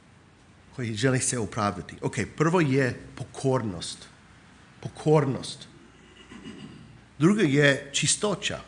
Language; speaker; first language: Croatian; non-native, fluent; English